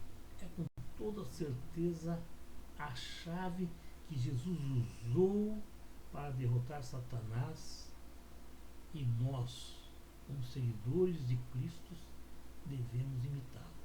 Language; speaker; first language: Portuguese; native; Portuguese